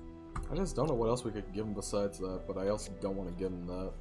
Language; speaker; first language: English; native; English